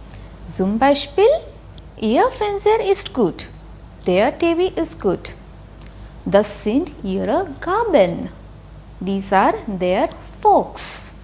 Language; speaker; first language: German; non-native, fluent; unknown